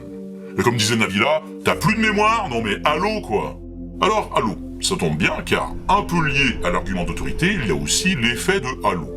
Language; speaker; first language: French; native; French